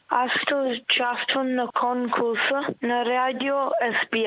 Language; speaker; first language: Bulgarian; early bilingual, heritage; Bulgarian